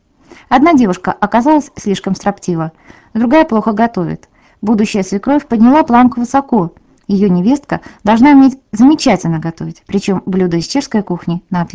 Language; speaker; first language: Russian; native; Russian